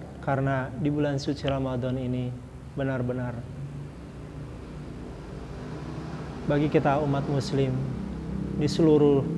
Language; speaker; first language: Indonesian; native; Indonesian